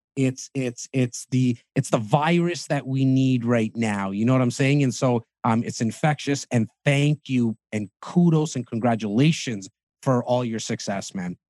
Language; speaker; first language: English; early bilingual, other home language; Hindi